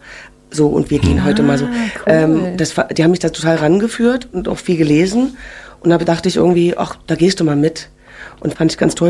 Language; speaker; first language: German; native; German